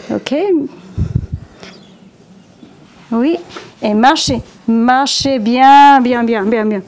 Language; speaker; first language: French; non-native, learner; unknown